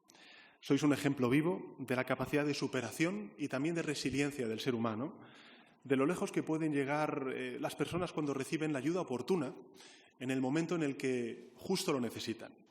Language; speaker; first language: Spanish; native; Spanish